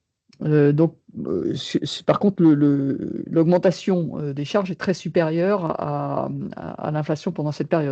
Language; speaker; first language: French; native; French